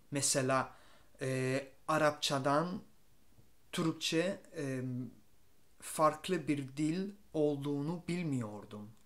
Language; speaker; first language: Turkish; non-native, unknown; Spanish